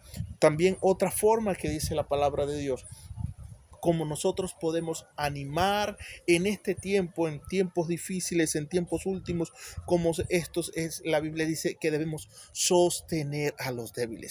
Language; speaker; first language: Spanish; native; Spanish